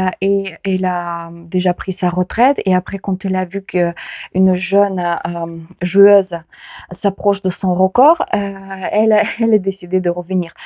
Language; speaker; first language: French; non-native, fluent; Ukrainian